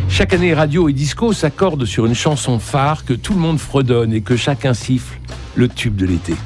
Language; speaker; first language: French; native; French